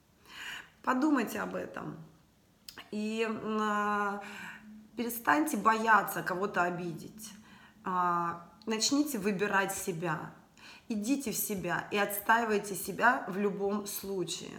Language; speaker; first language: Russian; native; Russian